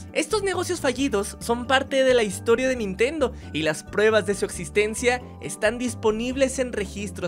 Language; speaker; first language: Spanish; native; Spanish